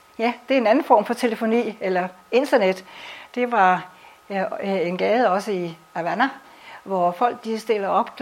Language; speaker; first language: Danish; native; Danish